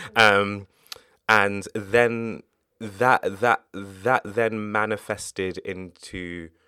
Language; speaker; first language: English; native; English